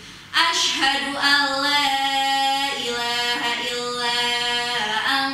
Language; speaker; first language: Arabic; non-native, fluent; Indonesian